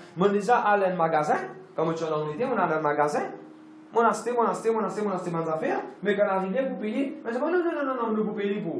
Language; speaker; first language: French; non-native, local second language; Morisyen